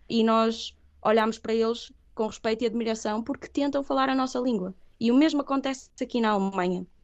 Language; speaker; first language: Portuguese; early bilingual, other home language; Catalan